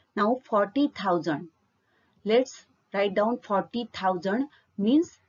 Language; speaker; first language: English; non-native, local second language; Marathi